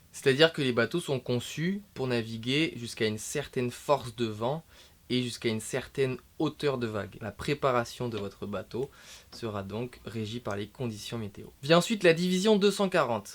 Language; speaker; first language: French; native; French